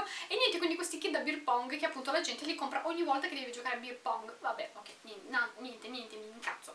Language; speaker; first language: Italian; native; Italian